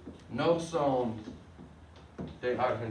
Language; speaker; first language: Spanish; non-native, fluent; English